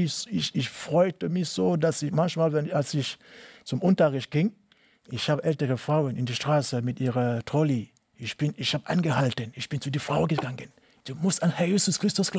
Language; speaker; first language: German; non-native, learner; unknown